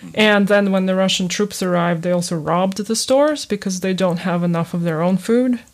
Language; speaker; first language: English; early bilingual, other home language; Ukrainian